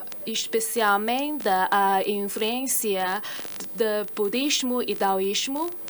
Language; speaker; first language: Portuguese; non-native, fluent; Chinese